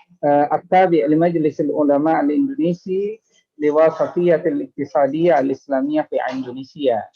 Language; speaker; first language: Arabic; non-native, fluent; Indonesian